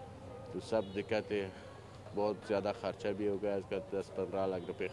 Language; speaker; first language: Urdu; non-native, learner; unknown